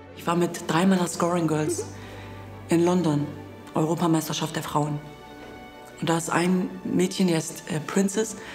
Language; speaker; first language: German; early bilingual, other home language; Kurdish